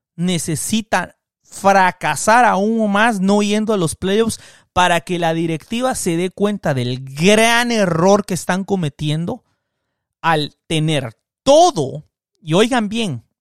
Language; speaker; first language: Spanish; native; Spanish